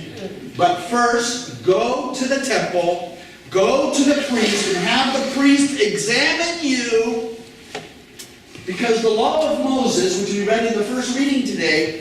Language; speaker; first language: English; native; English